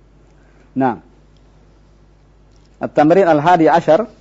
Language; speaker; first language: Arabic; non-native, fluent; Indonesian